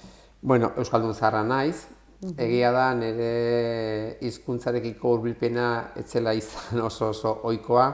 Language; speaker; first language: Basque; non-native, local second language; Spanish